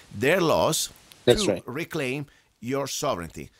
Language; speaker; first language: English; non-native, fluent; Italian